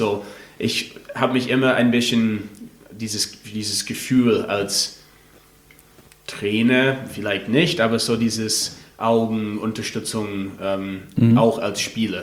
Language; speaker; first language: German; non-native, fluent; English